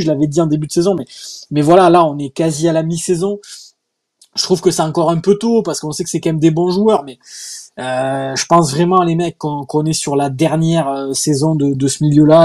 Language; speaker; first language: French; native; French